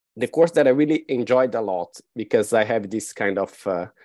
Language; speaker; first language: English; non-native, fluent; Portuguese